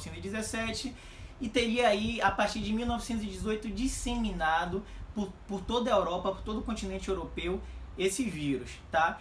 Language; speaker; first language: Portuguese; native; Portuguese